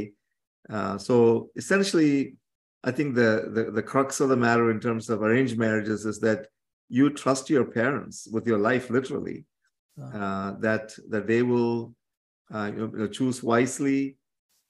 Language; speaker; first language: English; non-native, local second language; Tamil